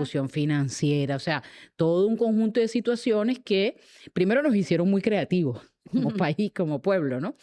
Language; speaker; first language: Spanish; native; Spanish